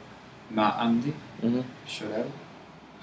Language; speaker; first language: Arabic; non-native, learner; English